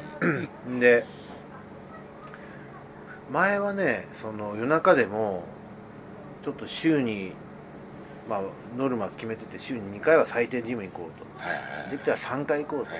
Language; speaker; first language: Japanese; native; Japanese